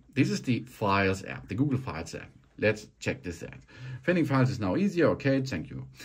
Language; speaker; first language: English; non-native, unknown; German